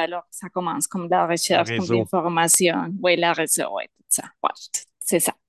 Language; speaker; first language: French; non-native, learner; Spanish